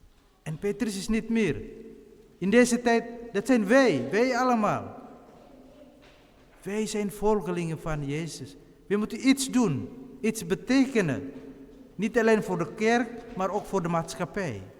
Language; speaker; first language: Dutch; non-native, fluent; Indonesian